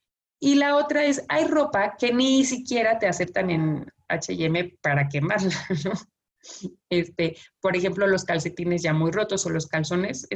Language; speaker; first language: Spanish; native; Spanish